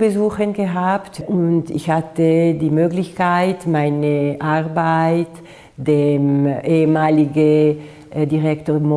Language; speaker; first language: German; non-native, fluent; Italian